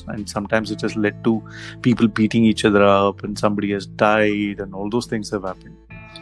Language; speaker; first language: English; non-native, local second language; Tamil